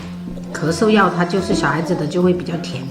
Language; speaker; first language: Chinese; native; Chinese